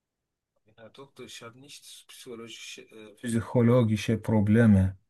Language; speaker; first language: German; non-native, learner; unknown